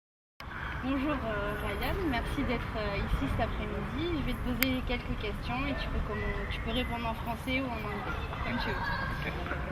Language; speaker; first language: French; native; French